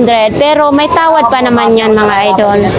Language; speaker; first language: Filipino; non-native, local second language; Cebuano